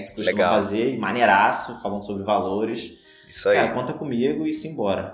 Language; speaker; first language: Portuguese; native; Portuguese